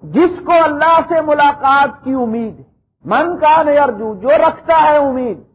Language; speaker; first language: Urdu; native; Urdu